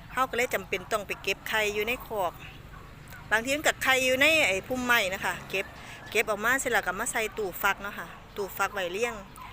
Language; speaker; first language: Thai; native; Thai